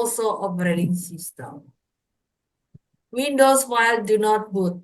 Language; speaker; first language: English; non-native, fluent; Indonesian